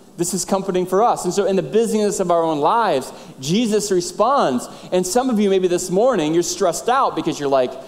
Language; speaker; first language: English; native; English